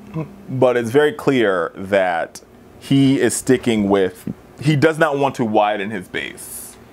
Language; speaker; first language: English; native; English